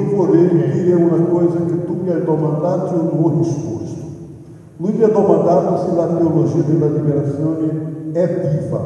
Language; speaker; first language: Italian; non-native, fluent; Portuguese